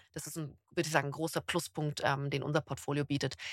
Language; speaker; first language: German; native; German